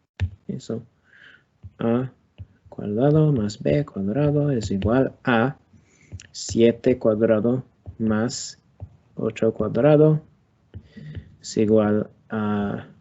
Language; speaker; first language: Spanish; non-native, learner; English